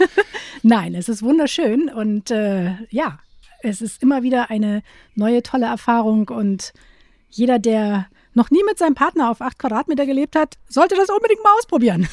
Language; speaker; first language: German; native; German